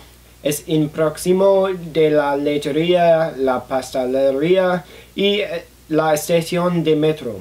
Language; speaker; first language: Spanish; non-native, learner; English